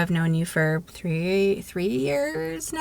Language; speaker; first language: English; native; English